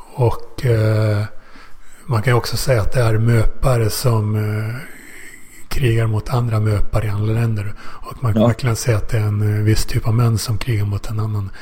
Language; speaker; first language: Swedish; native; Swedish